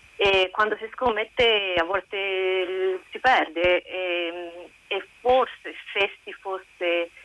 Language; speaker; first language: Italian; native; Italian